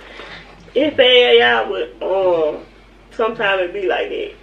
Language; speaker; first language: English; native; English